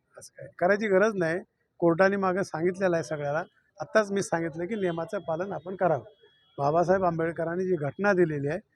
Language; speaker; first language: Marathi; native; Marathi